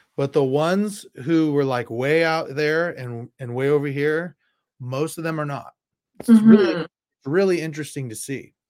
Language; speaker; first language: English; native; English